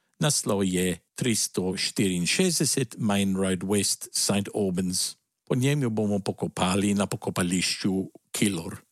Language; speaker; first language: Slovenian; early bilingual, heritage; Slovenian